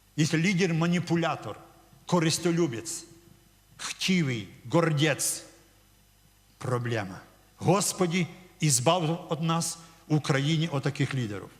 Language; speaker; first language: Russian; non-native, local second language; Ukrainian